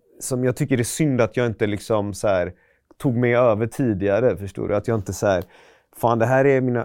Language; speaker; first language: Swedish; early bilingual, other home language; Persian